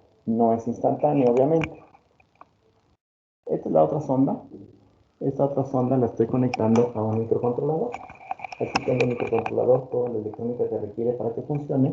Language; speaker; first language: Spanish; native; Spanish